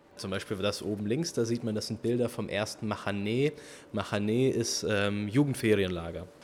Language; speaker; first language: German; early bilingual, other home language; Russian